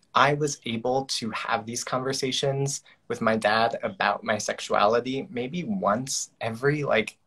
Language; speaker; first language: English; native; English